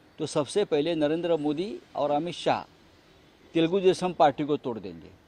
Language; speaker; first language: Hindi; non-native, local second language; Marathi